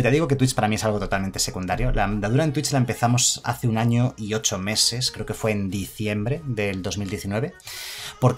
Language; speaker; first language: Spanish; native; Spanish